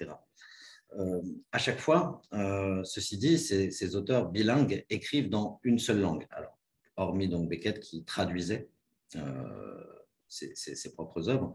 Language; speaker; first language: French; native; French